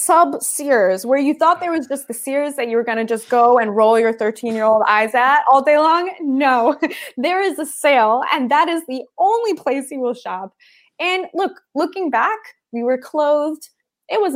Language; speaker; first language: English; native; English